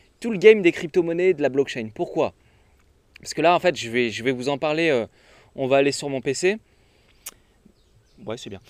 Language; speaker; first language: French; native; French